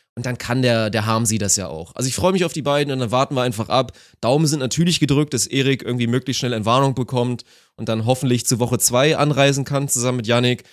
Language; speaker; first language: German; native; German